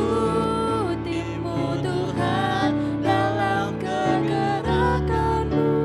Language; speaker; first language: Indonesian; native; Indonesian